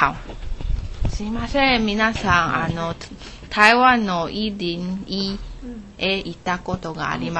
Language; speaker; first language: Japanese; non-native, learner; Chinese